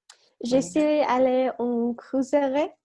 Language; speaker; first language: French; non-native, learner; English